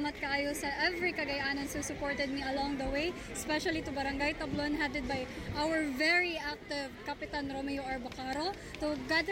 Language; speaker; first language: English; non-native, local second language; Cebuano